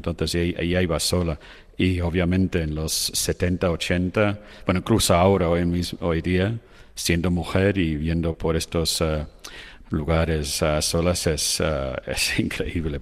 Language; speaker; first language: Spanish; non-native, fluent; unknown